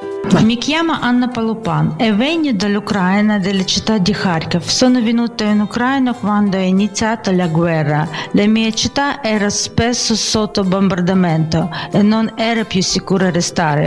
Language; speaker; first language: Italian; non-native, fluent; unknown